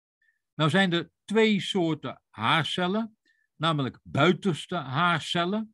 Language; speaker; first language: Dutch; native; Dutch